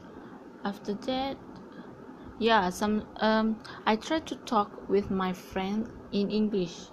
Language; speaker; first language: English; non-native, learner; Malay